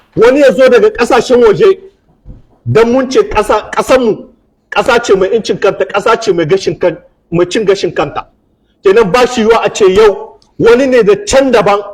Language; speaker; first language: Hausa; native; Hausa